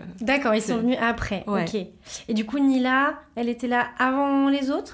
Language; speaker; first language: French; native; French